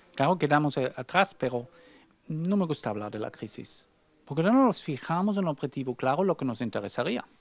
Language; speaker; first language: Spanish; non-native, fluent; German